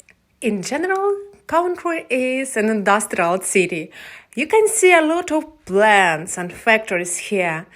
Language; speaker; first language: English; non-native, learner; Ukrainian